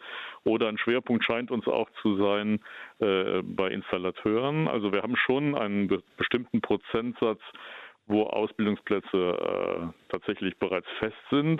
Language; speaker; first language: German; native; German